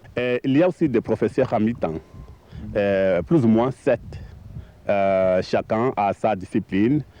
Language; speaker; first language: French; non-native, fluent; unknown